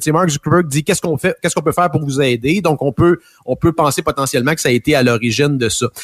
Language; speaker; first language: French; native; French